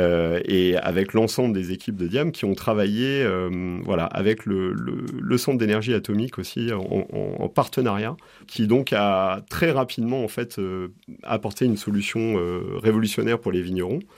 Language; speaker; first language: French; native; French